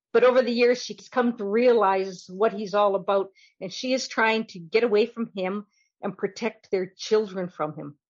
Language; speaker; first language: English; native; English